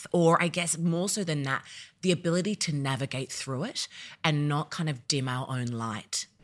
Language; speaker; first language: English; early bilingual, other home language; Yoruba